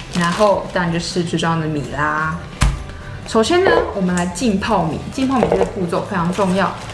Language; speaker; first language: Chinese; native; Chinese